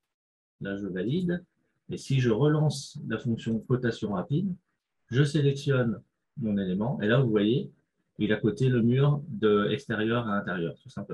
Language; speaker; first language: French; native; French